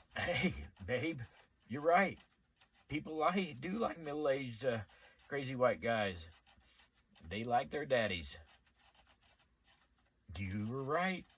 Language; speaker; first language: English; native; English